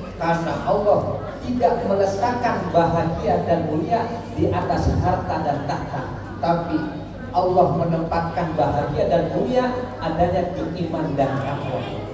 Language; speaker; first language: Indonesian; non-native, local second language; Javanese